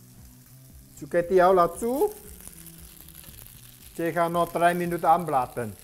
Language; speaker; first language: German; non-native, learner; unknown